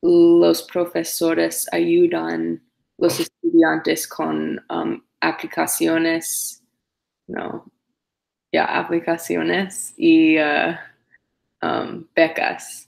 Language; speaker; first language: Spanish; non-native, learner; English